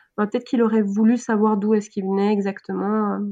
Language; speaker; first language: French; native; French